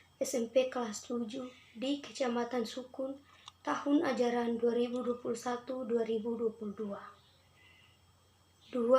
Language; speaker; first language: Indonesian; non-native, local second language; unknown